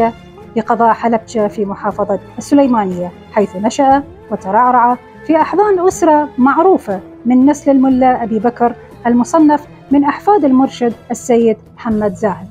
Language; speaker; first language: Arabic; non-native, local second language; Kurdish